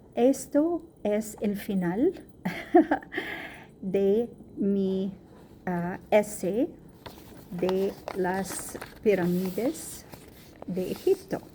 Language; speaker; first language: Spanish; non-native, learner; Arabic